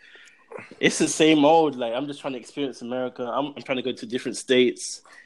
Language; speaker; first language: English; native; English